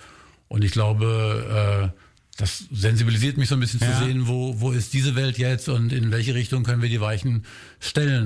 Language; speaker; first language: German; native; German